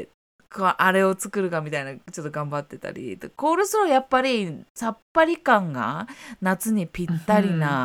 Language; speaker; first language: Japanese; native; Japanese